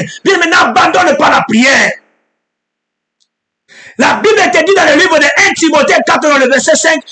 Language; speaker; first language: French; non-native, local second language; Lingala